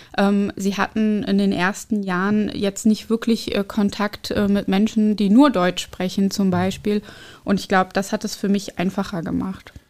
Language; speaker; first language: German; early bilingual, other home language; Arabic